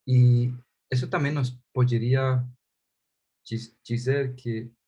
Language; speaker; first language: Portuguese; non-native, fluent; Spanish